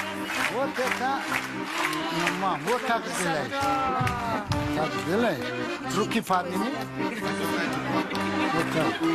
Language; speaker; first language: Russian; non-native, learner; Tajik